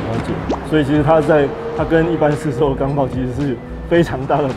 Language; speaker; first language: Chinese; native; Chinese